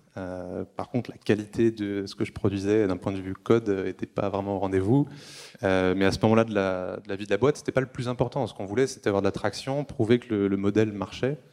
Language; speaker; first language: French; native; French